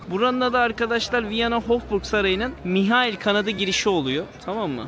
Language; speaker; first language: Turkish; native; Turkish